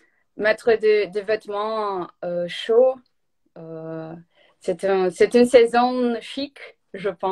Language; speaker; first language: French; non-native, learner; Portuguese